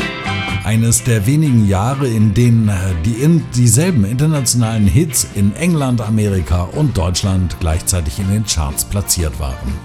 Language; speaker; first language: German; native; German